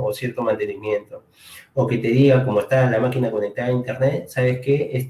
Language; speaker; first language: Spanish; native; Spanish